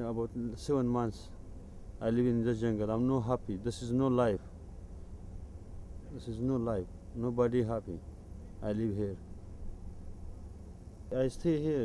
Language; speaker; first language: English; non-native, learner; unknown